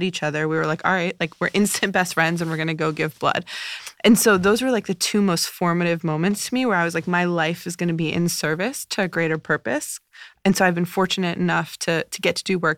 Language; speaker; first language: English; native; English